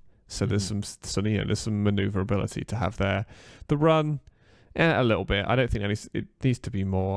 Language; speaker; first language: English; native; English